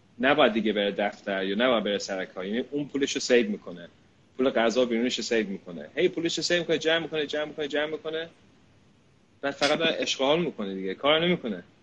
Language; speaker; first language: Persian; early bilingual, heritage; Persian